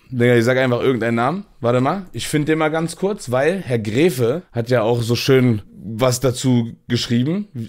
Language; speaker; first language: German; early bilingual, other home language; Turkish